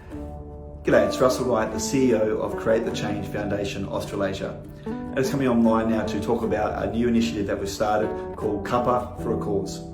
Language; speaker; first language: English; native; English